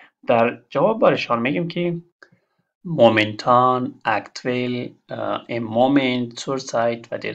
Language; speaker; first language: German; non-native, fluent; Persian